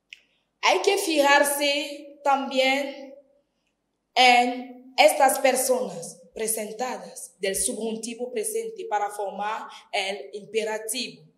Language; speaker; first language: Spanish; non-native, fluent; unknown